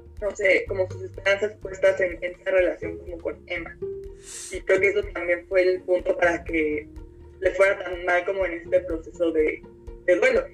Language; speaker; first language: Spanish; native; Spanish